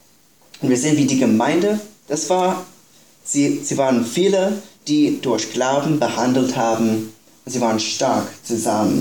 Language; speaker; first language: German; non-native, fluent; English